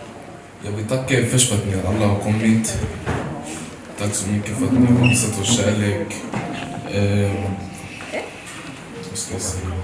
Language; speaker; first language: Swedish; early bilingual, other home language; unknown